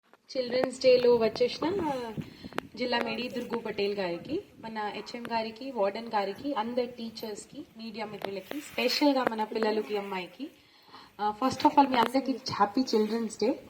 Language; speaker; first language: Telugu; non-native, learner; Hindi